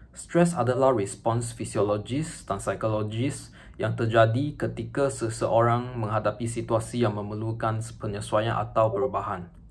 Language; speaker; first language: Malay; non-native, local second language; Chinese